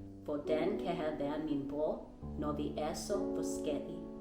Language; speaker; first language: Danish; non-native, learner; English